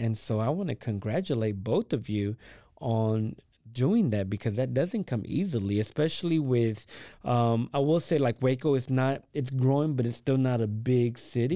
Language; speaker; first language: English; early bilingual, other home language; Spanish